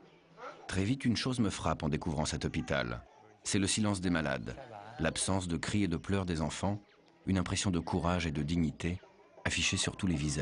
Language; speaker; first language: French; native; French